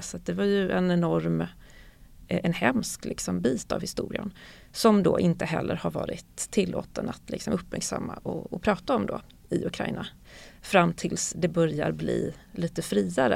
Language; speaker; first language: Swedish; native; Swedish